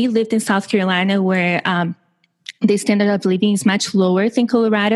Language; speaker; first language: English; non-native, fluent; Portuguese